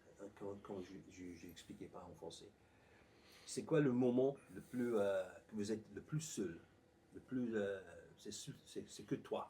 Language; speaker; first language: French; non-native, learner; English